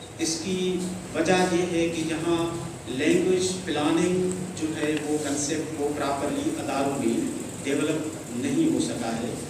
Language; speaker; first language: Urdu; non-native, local second language; Sindhi